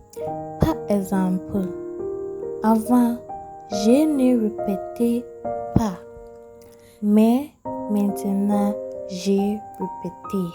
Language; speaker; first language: French; non-native, fluent; English